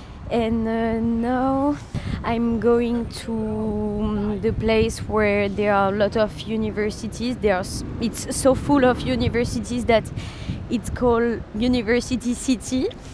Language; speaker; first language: English; non-native, fluent; French